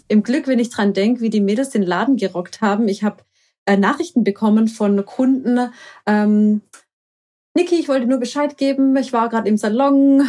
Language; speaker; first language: German; early bilingual, other home language; Croatian